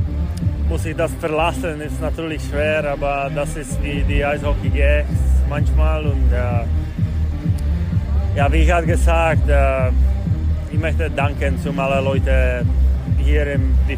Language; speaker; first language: German; non-native, learner; Czech